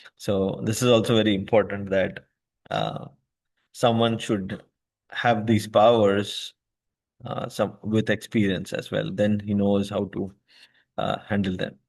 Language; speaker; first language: English; non-native, local second language; Hindi